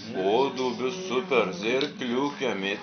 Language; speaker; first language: German; non-native, learner; Lithuanian